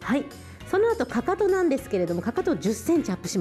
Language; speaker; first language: Japanese; native; Japanese